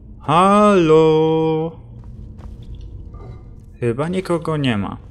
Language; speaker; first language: Polish; native; Polish